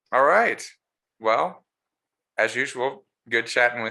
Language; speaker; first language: English; native; English